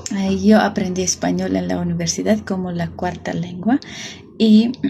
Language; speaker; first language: Spanish; non-native, fluent; Armenian